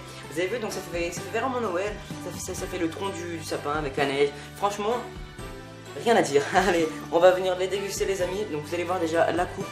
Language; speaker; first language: French; native; French